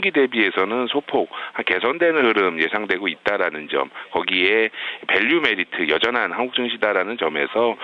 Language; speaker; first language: Korean; native; Korean